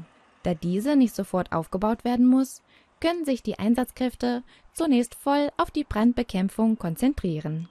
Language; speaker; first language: German; native; German